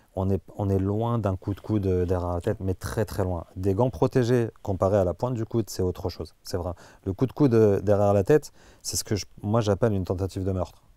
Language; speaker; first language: French; native; French